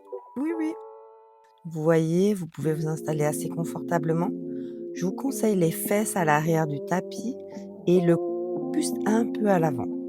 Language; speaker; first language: French; native; French